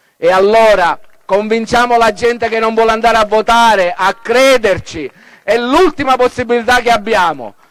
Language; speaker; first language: Italian; native; Italian